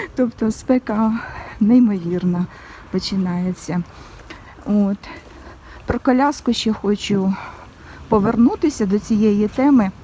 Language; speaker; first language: Ukrainian; non-native, local second language; Russian